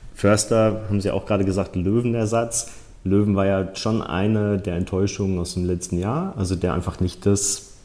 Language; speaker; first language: German; native; German